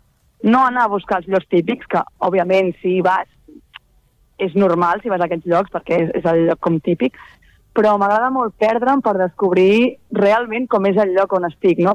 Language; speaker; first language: Catalan; native; Catalan